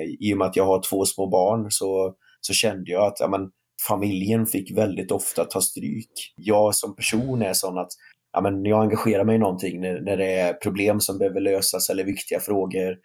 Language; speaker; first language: Swedish; native; Swedish